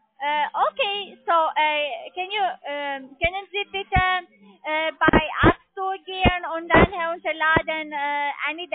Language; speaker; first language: German; non-native, learner; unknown